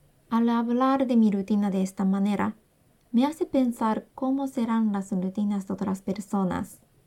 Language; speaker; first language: Spanish; non-native, fluent; Japanese